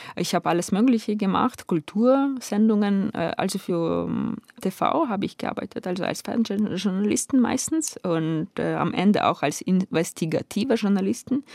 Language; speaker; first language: German; non-native, fluent; Ukrainian